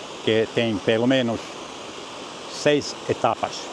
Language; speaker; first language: Portuguese; non-native, learner; Finnish